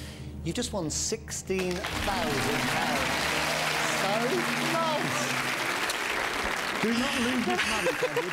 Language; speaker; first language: English; native; English